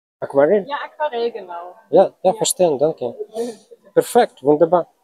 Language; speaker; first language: German; non-native, learner; Russian